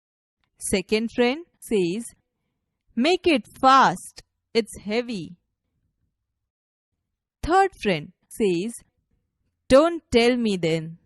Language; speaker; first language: English; non-native, local second language; Gujarati